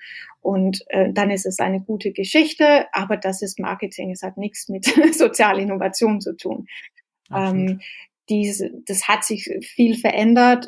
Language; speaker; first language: German; non-native, fluent; Danish